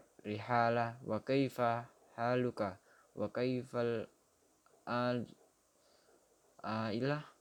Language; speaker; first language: Arabic; non-native, learner; Indonesian